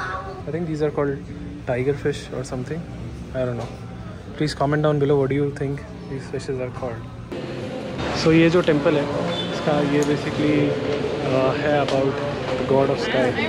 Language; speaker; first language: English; non-native, local second language; Hindi